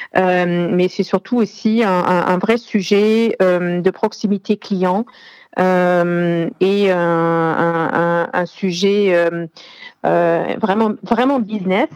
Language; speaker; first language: French; non-native, fluent; German